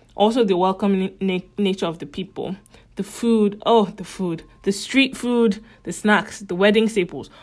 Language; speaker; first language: English; native; English